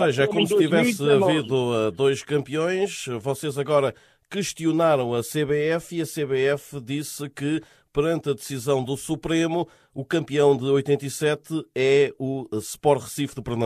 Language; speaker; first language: Portuguese; native; Portuguese